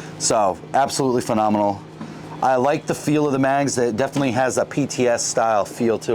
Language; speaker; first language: English; native; English